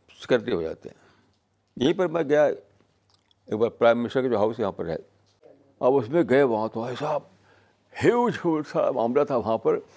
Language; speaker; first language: Urdu; native; Urdu